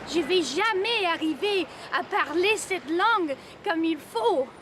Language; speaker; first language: French; non-native, fluent; English